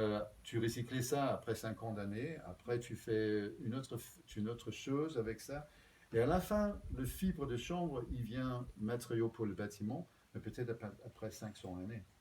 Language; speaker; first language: French; non-native, fluent; Danish